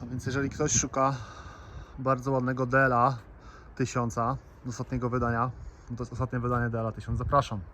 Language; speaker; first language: Polish; native; Polish